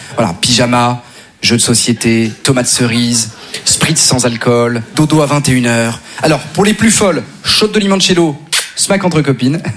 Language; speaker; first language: French; native; French